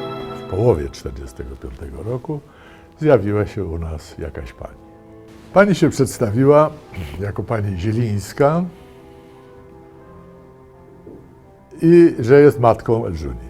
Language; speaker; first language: Polish; native; Polish